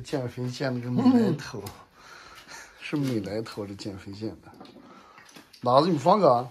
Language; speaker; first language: Chinese; native; Chinese